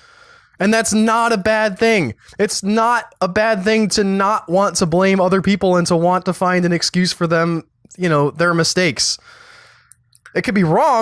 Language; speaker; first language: English; native; English